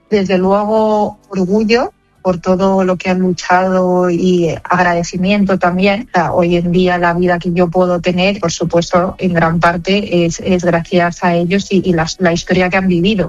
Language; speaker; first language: Spanish; native; Spanish